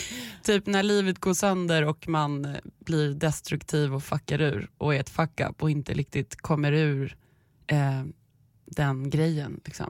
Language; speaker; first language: Swedish; native; Swedish